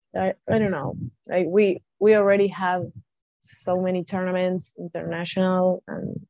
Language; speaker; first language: English; non-native, fluent; Spanish